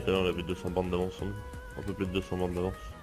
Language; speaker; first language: French; native; French